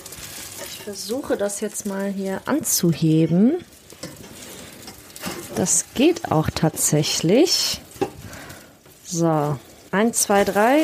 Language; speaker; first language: German; native; German